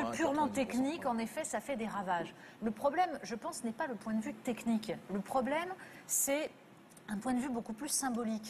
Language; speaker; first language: French; native; French